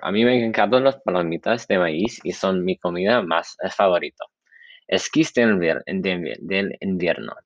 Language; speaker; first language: Spanish; non-native, learner; English